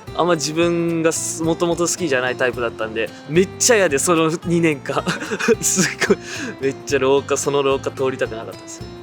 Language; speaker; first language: Japanese; early bilingual, other home language; Portuguese